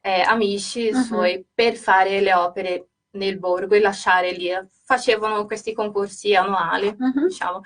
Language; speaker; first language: Italian; non-native, fluent; Portuguese